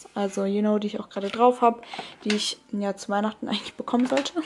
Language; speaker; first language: German; native; German